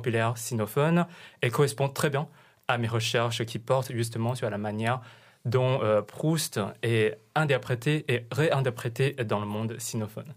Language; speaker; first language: French; non-native, fluent; Chinese